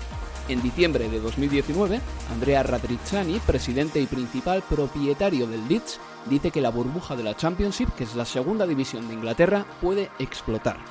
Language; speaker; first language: Spanish; native; Spanish